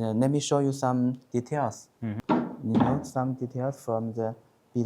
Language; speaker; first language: English; non-native, learner; Chinese